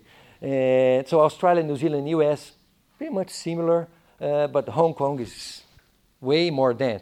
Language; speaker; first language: English; non-native, fluent; Portuguese